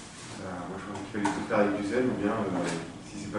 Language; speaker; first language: French; native; French